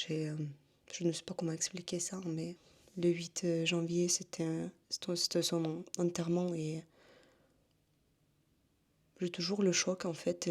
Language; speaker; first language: French; non-native, fluent; Russian